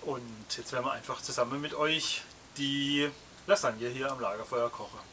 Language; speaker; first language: German; native; German